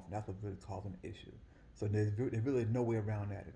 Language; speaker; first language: English; native; English